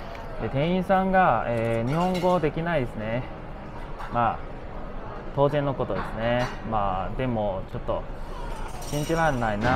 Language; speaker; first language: Japanese; non-native, fluent; Cantonese